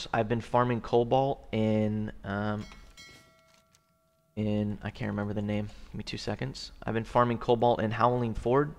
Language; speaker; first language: English; native; English